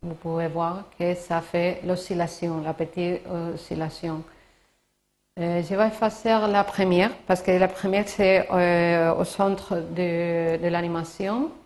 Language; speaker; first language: French; non-native, learner; Spanish